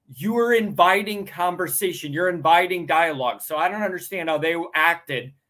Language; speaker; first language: English; native; English